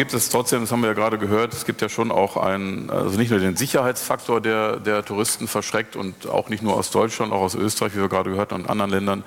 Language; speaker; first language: German; native; German